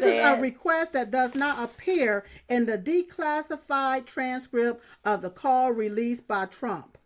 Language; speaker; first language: English; native; English